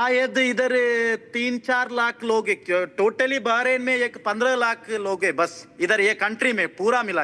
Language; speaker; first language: Hindi; non-native, local second language; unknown